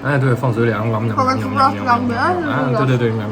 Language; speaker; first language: Chinese; native; Chinese